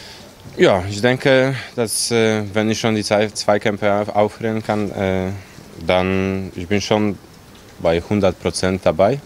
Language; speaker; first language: German; non-native, fluent; Polish